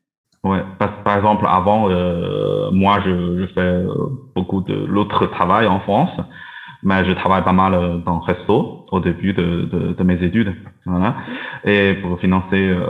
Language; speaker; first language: French; non-native, learner; Chinese